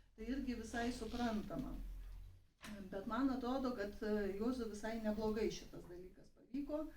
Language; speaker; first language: Lithuanian; native; Lithuanian